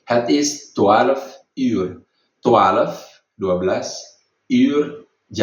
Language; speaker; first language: Dutch; non-native, fluent; Indonesian